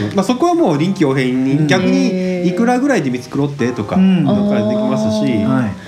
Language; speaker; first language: Japanese; native; Japanese